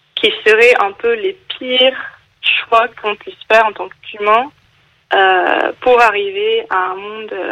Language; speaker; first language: French; non-native, fluent; English